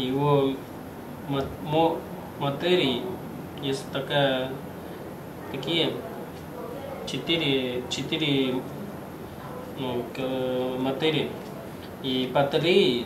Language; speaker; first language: Russian; non-native, learner; Chinese